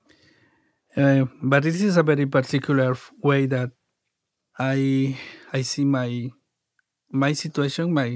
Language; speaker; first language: English; non-native, learner; Spanish